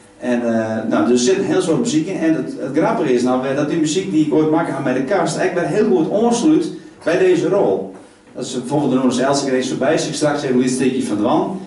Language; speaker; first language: Dutch; non-native, local second language; Western Frisian